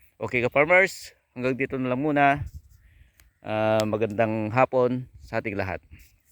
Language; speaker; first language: Filipino; non-native, local second language; Iloko